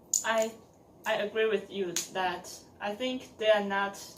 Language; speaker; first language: English; non-native, learner; Chinese